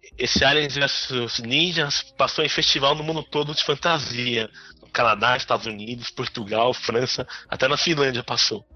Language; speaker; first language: Portuguese; native; Portuguese